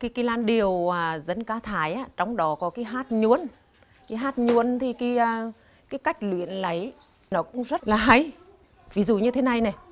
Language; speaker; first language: Vietnamese; non-native, local second language; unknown